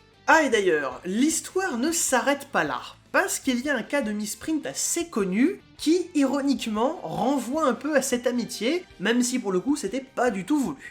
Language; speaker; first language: French; native; French